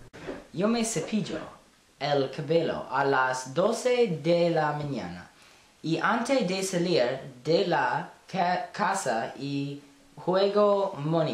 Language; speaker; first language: Spanish; non-native, learner; English